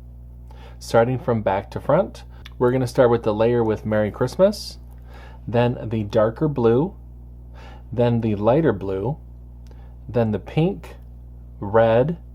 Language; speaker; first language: English; native; English